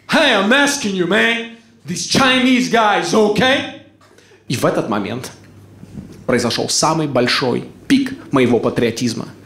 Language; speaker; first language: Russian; native; Russian